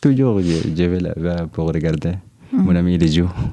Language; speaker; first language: French; non-native, learner; Arabic